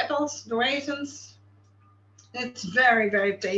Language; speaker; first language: English; non-native, learner; Dutch